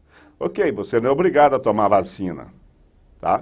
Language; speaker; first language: Portuguese; native; Portuguese